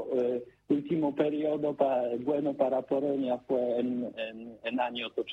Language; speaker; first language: Spanish; non-native, learner; Polish